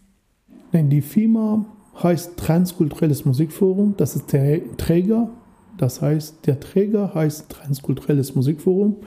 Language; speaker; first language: German; non-native, learner; Persian